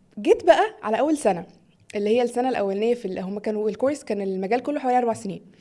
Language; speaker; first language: Egyptian Arabic; early bilingual, heritage; Arabic